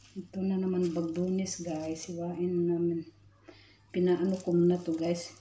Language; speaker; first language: Filipino; non-native, local second language; Cebuano